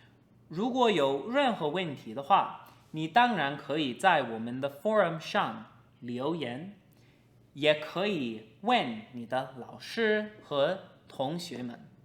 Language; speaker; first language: Chinese; non-native, fluent; English